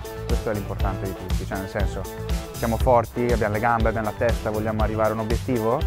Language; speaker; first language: Italian; native; Italian